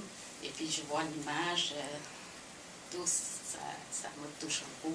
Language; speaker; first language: French; non-native, fluent; Khmer